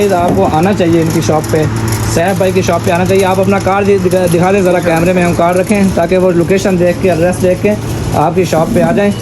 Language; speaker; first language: Hindi; native; Hindi